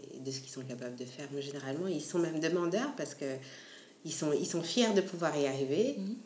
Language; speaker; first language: French; native; French